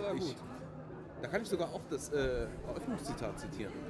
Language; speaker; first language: German; native; German